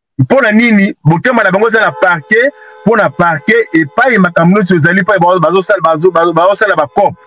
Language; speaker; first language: Lingala; non-native, local second language; Kongo